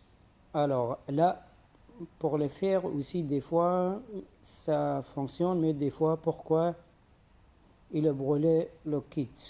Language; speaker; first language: French; non-native, fluent; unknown